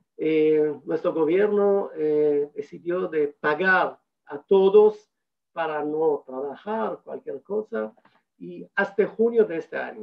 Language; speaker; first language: Spanish; non-native, fluent; Hebrew